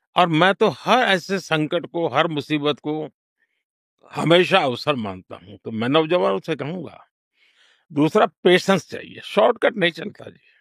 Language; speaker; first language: Hindi; non-native, local second language; Gujarati